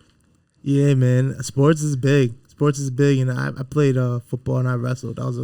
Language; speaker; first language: English; native; English